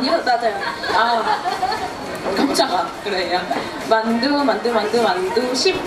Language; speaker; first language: Korean; native; Korean